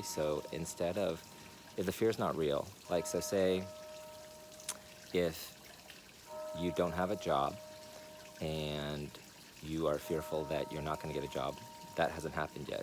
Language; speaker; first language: English; native; English